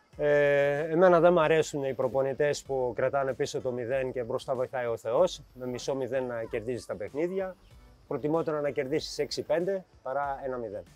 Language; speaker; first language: Greek; early bilingual, heritage; Greek